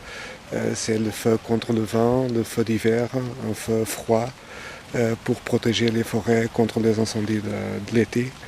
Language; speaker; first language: French; non-native, fluent; Portuguese